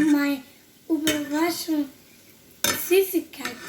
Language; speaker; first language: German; early bilingual, other home language; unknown